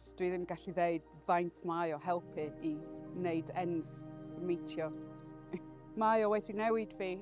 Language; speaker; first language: Welsh; non-native, learner; English